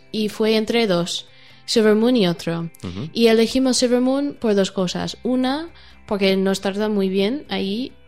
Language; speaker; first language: Spanish; non-native, learner; English